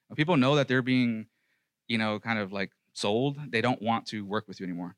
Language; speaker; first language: English; native; English